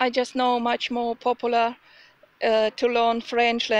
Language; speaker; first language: English; non-native, learner; Russian